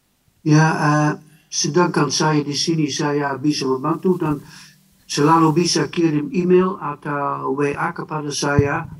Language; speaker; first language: Indonesian; non-native, fluent; Dutch